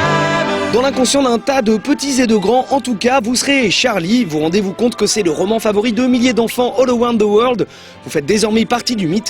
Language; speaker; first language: French; native; French